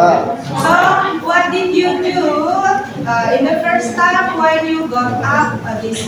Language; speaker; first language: English; non-native, fluent; Indonesian